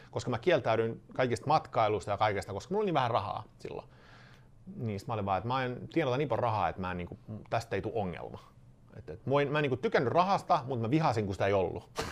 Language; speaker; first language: Finnish; non-native, fluent; Swedish